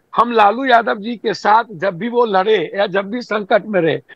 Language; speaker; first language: Hindi; native; Hindi